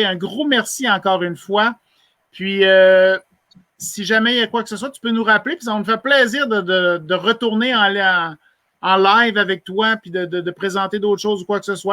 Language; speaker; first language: French; native; French